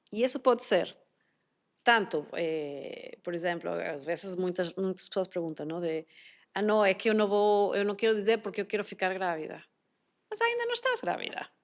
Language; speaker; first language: Portuguese; non-native, fluent; Spanish